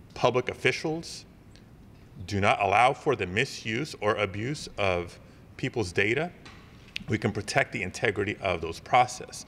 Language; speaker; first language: English; early bilingual, other home language; Spanish